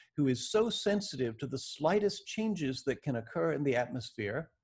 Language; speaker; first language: English; native; English